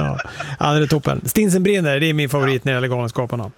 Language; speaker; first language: Swedish; native; Swedish